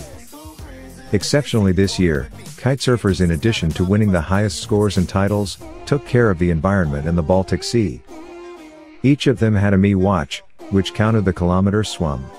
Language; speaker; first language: English; non-native, fluent; Polish